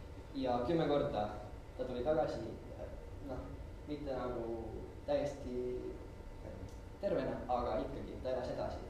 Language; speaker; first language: Estonian; non-native, fluent; English